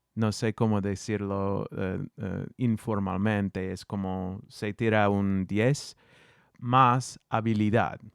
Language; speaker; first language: Spanish; non-native, learner; English